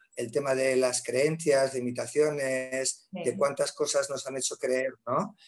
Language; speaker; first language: Spanish; native; Spanish